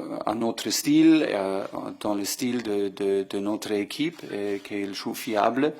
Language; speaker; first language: French; non-native, fluent; German